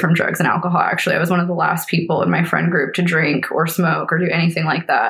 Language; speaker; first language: English; native; English